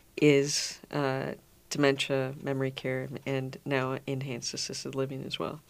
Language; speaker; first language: English; native; English